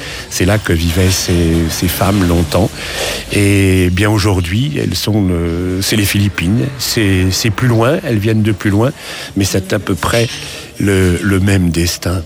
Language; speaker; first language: French; native; French